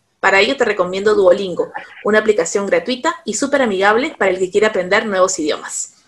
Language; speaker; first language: Spanish; native; Spanish